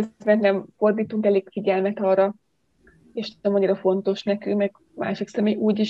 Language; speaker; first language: Hungarian; native; Hungarian